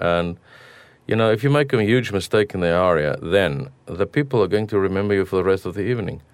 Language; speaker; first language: English; non-native, local second language; Afrikaans